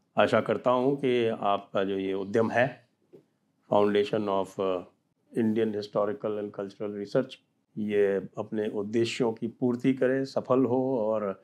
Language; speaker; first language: Hindi; native; Hindi